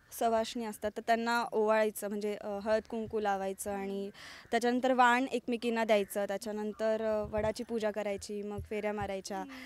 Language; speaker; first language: Marathi; native; Marathi